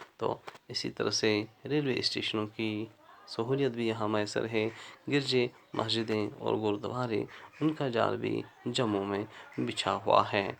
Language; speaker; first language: Urdu; non-native, local second language; Kashmiri